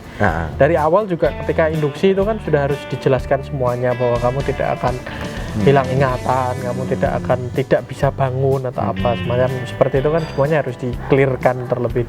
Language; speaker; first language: Indonesian; native; Indonesian